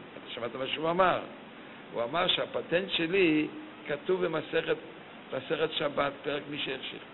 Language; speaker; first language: Hebrew; native; Hebrew